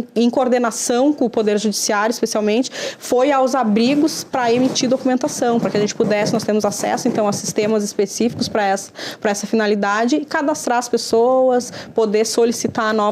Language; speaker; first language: Portuguese; native; Portuguese